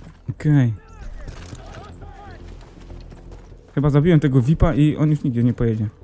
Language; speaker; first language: Polish; native; Polish